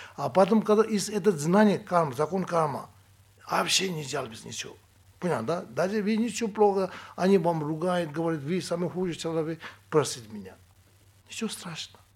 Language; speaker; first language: Russian; non-native, learner; Tibetan